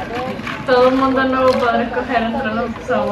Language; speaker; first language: Spanish; native; Spanish